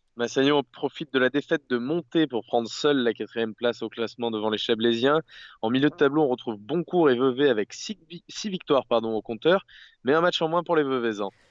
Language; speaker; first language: French; native; French